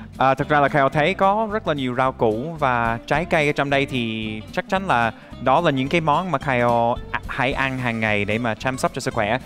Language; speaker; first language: Vietnamese; non-native, fluent; English